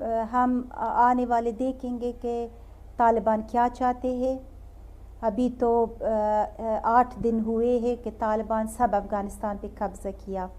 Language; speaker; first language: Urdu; non-native, fluent; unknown